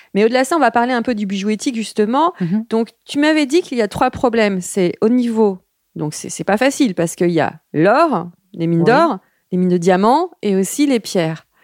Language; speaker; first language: French; native; French